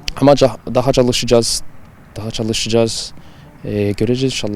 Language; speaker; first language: Turkish; early bilingual, heritage; Turkish